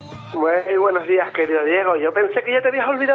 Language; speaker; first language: Spanish; native; Spanish